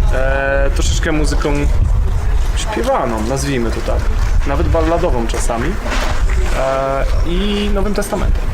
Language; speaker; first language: Polish; native; Polish